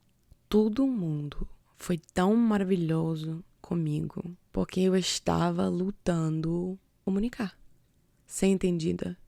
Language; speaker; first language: Portuguese; non-native, fluent; English